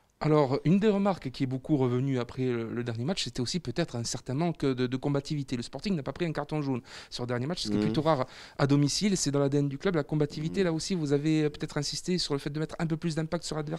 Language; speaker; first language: French; native; French